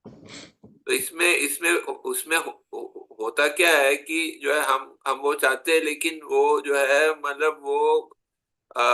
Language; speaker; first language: Hindi; non-native, local second language; Gujarati